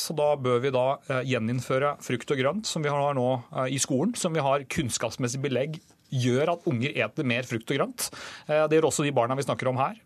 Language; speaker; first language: Norwegian; native; Norwegian